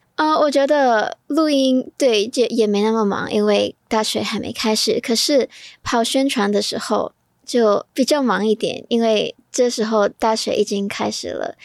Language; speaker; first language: Chinese; non-native, fluent; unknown